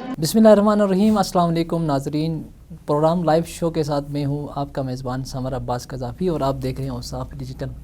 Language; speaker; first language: Urdu; non-native, local second language; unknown